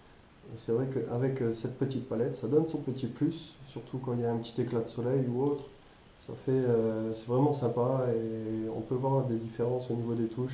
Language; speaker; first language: French; native; French